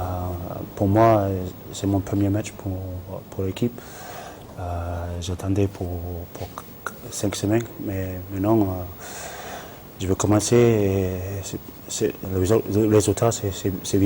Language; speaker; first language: French; non-native, learner; English